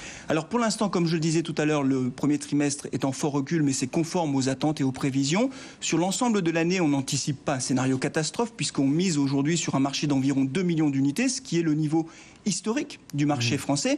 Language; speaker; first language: French; native; French